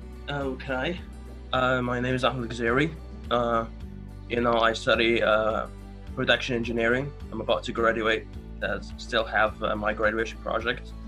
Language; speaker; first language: English; non-native, learner; Arabic